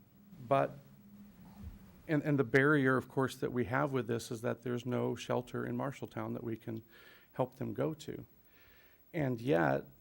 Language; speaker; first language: English; native; English